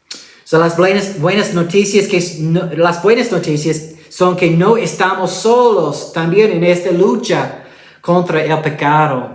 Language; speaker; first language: Spanish; non-native, fluent; English